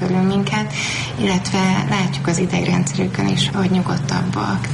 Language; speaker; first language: Hungarian; native; Hungarian